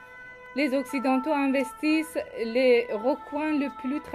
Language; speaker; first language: French; non-native, fluent; Persian